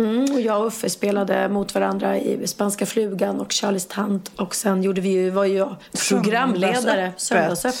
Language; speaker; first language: Swedish; native; Swedish